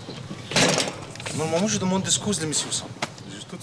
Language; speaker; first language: French; non-native, learner; Arabic